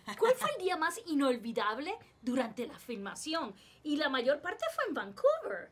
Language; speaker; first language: Spanish; native; Spanish